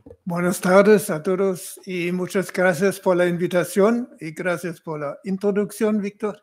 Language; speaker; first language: Spanish; non-native, fluent; German